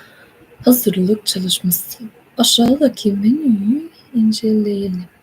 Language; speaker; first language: Turkish; non-native, learner; English